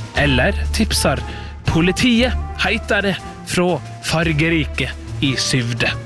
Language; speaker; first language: Norwegian; native; Norwegian